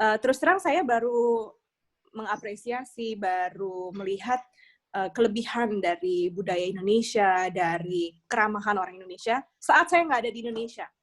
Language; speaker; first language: Indonesian; native; Indonesian